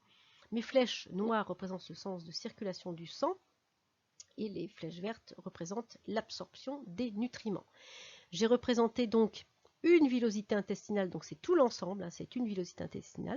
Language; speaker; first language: French; native; French